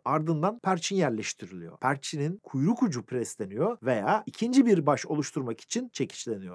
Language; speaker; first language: Turkish; native; Turkish